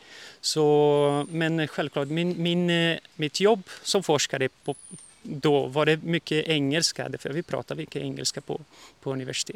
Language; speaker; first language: Swedish; early bilingual, heritage; Portuguese